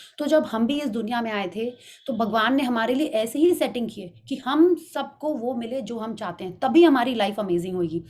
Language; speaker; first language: Hindi; native; Hindi